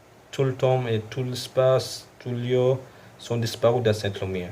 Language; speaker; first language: French; non-native, local second language; Arabic